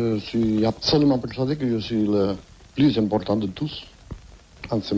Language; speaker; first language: French; non-native, fluent; Catalan